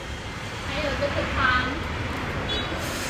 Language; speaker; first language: Chinese; non-native, fluent; Lao